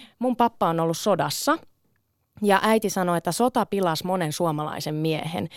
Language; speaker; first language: Finnish; early bilingual, other home language; Sinhala